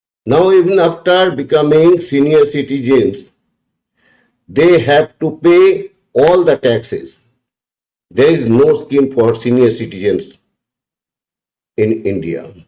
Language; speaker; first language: English; non-native, local second language; Bangla